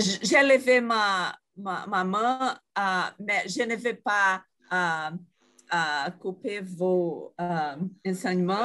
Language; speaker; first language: French; non-native, fluent; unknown